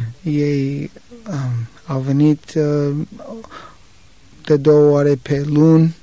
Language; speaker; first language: Romanian; non-native, learner; English